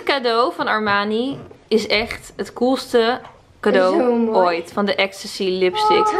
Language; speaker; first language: Dutch; native; Dutch